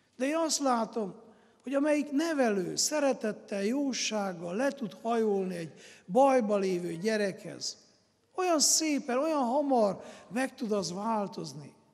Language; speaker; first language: Hungarian; native; Hungarian